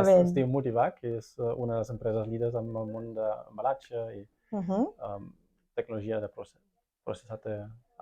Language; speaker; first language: Catalan; non-native, fluent; German